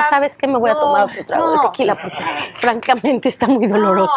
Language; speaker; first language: Spanish; native; Spanish